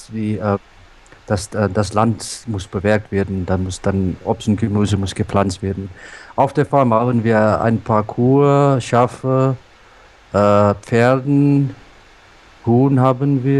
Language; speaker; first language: German; non-native, local second language; Afrikaans